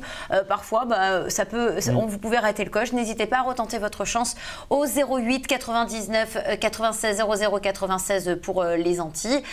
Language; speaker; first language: French; native; French